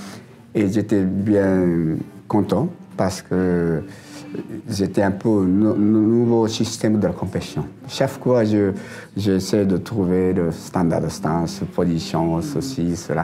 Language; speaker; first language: French; non-native, learner; Japanese